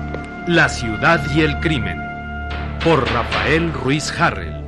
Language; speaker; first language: Spanish; native; Spanish